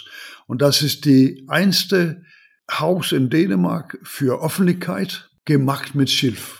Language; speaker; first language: German; non-native, learner; Danish